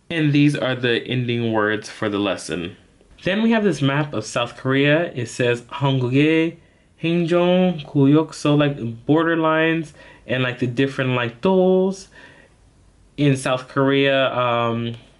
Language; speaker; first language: English; native; English